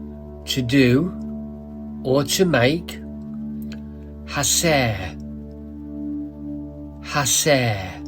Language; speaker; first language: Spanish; non-native, learner; English